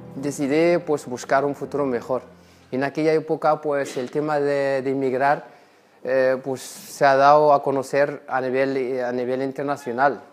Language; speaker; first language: Spanish; non-native, fluent; Arabic